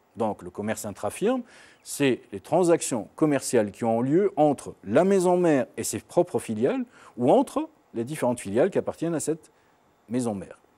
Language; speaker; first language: French; non-native, local second language; Arabic